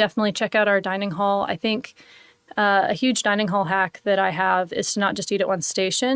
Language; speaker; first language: English; native; English